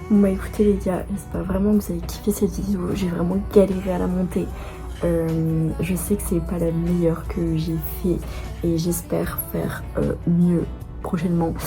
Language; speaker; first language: French; native; French